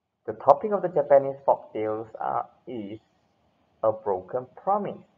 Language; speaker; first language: English; non-native, local second language; Chinese